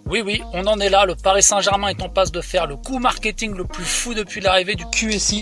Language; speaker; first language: French; native; French